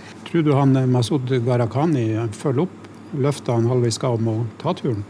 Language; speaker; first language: Norwegian; native; Norwegian